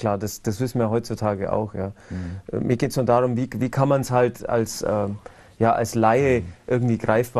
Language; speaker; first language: German; native; German